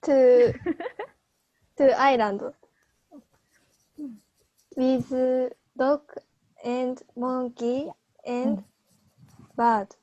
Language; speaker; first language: English; non-native, learner; Japanese